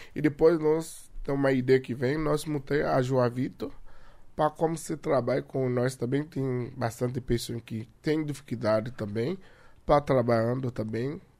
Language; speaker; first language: Portuguese; non-native, learner; Haitian Creole